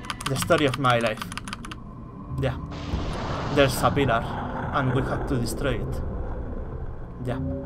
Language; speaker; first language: English; non-native, fluent; Spanish